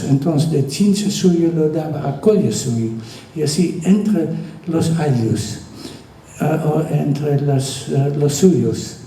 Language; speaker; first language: Spanish; non-native, fluent; Dutch